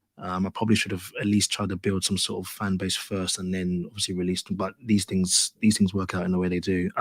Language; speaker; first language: English; native; English